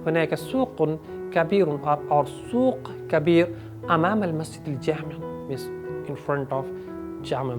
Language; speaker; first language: Arabic; non-native, fluent; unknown